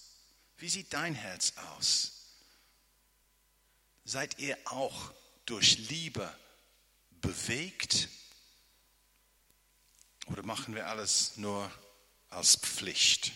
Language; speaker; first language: German; non-native, fluent; English